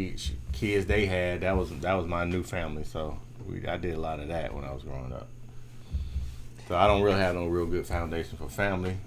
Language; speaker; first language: English; native; English